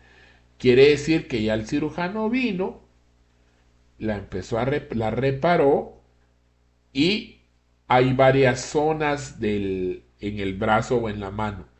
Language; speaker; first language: Spanish; native; Spanish